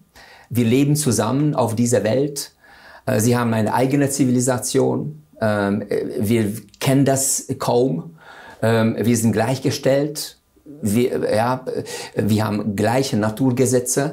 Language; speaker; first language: German; non-native, fluent; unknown